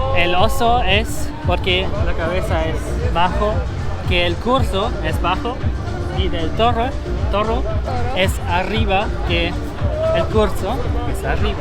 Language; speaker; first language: Spanish; non-native, learner; German